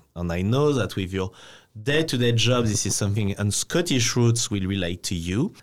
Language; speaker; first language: English; non-native, fluent; French